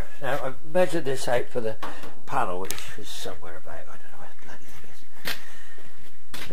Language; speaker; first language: English; native; English